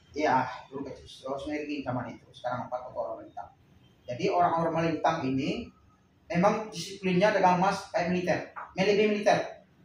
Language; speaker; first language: Indonesian; non-native, local second language; Minangkabau